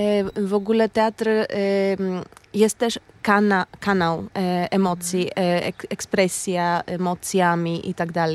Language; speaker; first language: Polish; non-native, learner; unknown